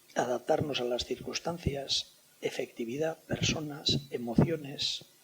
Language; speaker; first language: Spanish; native; Spanish